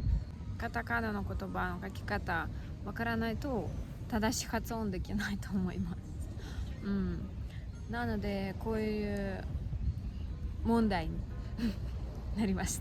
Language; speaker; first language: Japanese; non-native, learner; Russian